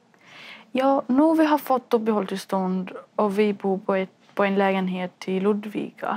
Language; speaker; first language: Swedish; non-native, fluent; Arabic